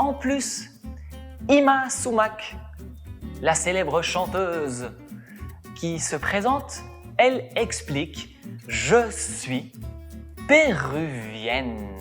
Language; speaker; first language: French; non-native, fluent; Spanish